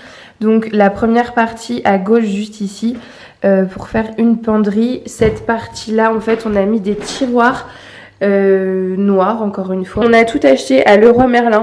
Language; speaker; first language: French; native; French